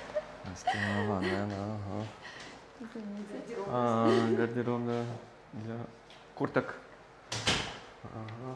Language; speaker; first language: Russian; non-native, fluent; English